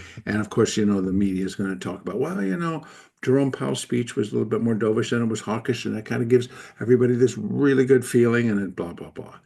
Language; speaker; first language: English; native; English